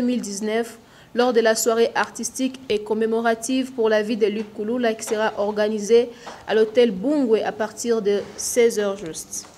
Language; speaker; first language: French; non-native, local second language; Swahili